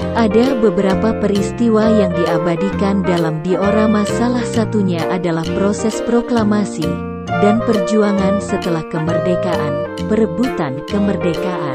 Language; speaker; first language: Indonesian; native; Indonesian